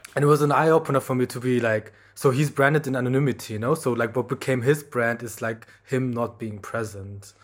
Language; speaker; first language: English; non-native, fluent; German